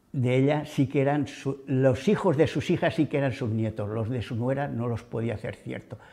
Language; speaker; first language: Spanish; non-native, local second language; Catalan